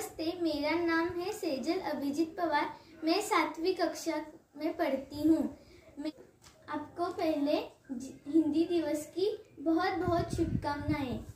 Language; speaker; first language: Hindi; non-native, local second language; Marathi